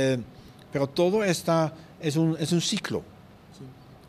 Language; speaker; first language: Spanish; non-native, fluent; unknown